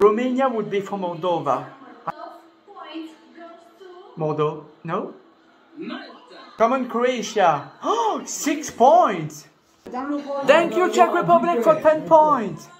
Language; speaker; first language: English; non-native, fluent; French